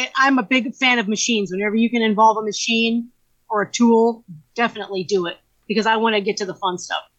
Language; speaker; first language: English; native; English